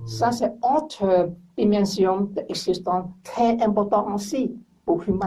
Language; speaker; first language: French; non-native, learner; English